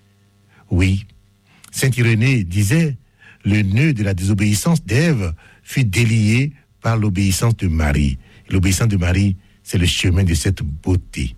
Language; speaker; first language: French; native; French